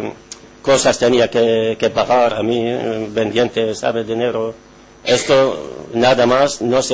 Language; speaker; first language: Spanish; non-native, learner; Arabic